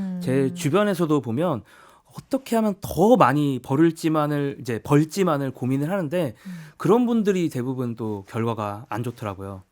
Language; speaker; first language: Korean; native; Korean